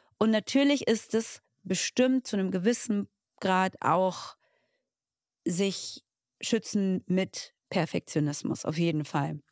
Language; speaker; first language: German; early bilingual, other home language; Tigrinya